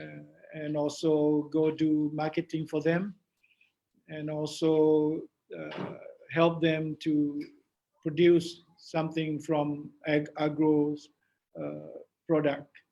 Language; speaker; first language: English; non-native, learner; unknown